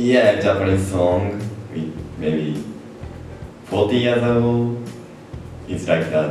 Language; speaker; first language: English; non-native, learner; Japanese